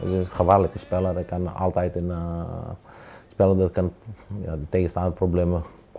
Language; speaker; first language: Dutch; non-native, fluent; Greek